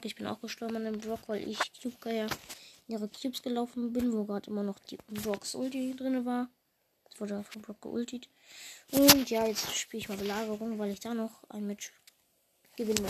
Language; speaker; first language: German; native; German